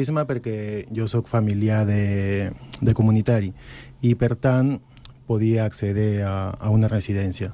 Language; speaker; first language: Catalan; non-native, learner; Spanish